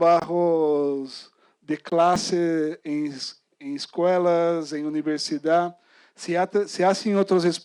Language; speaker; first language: Spanish; non-native, fluent; Portuguese